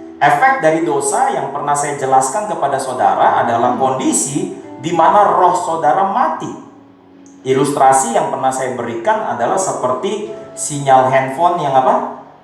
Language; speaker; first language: Indonesian; native; Indonesian